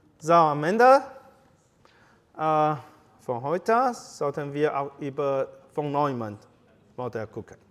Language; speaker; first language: German; non-native, fluent; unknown